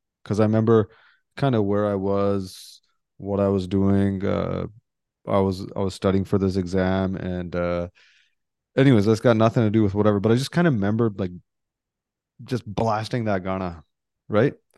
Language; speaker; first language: English; early bilingual, other home language; Punjabi